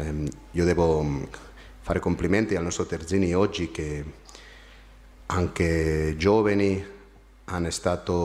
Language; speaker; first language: Italian; non-native, fluent; Spanish